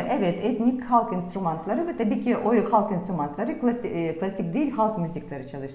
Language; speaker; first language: Turkish; non-native, fluent; Russian